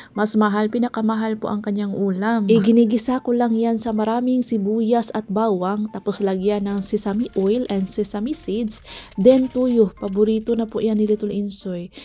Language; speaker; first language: Filipino; non-native, local second language; Cebuano